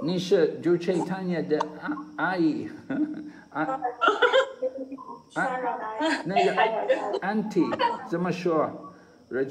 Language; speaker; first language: Chinese; non-native, fluent; English